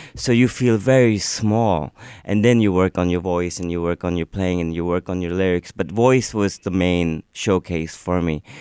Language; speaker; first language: English; non-native, local second language; Urdu